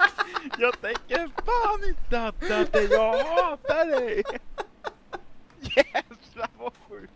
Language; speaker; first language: Swedish; native; Swedish